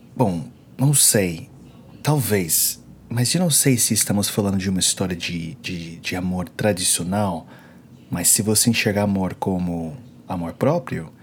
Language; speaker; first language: Portuguese; non-native, fluent; English